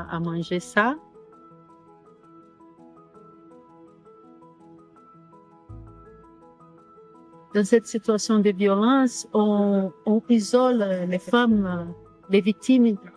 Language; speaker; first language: French; non-native, fluent; Portuguese